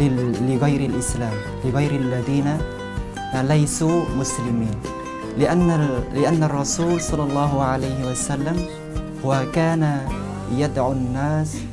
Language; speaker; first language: Arabic; non-native, learner; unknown